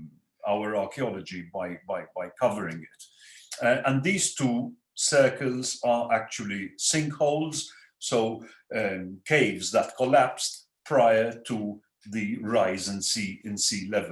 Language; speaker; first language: English; non-native, local second language; Maltese